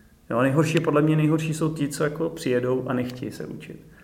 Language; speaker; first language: Czech; native; Czech